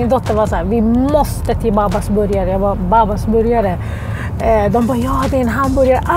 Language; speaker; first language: Swedish; early bilingual, other home language; Arabic